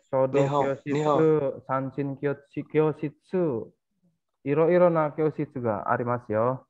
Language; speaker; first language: Japanese; non-native, fluent; Indonesian